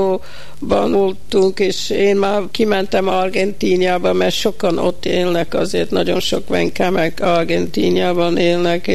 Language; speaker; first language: Hungarian; early bilingual, heritage; Hungarian